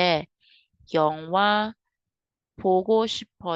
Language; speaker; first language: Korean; non-native, learner; Kinaray-a